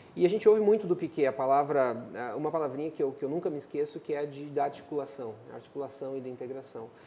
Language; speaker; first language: Portuguese; native; Portuguese